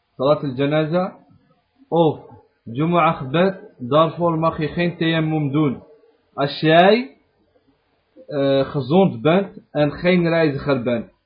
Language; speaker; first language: Dutch; early bilingual, other home language; Arabic